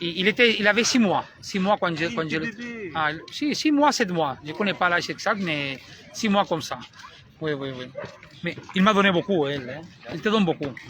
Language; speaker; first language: French; non-native, learner; Spanish